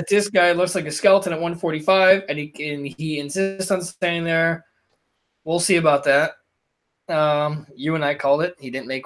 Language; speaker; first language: English; native; English